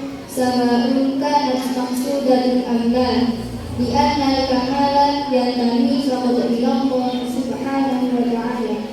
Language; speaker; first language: Arabic; non-native, learner; Indonesian